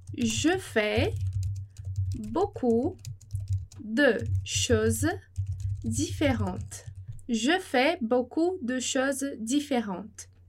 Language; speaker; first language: French; non-native, fluent; Portuguese